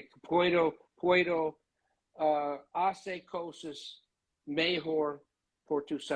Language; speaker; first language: Spanish; non-native, learner; English